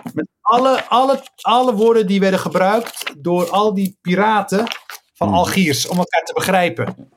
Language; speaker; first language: Dutch; early bilingual, other home language; Riffian